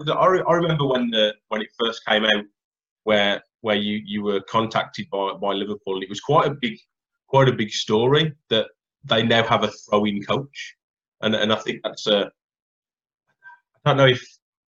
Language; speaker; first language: English; native; English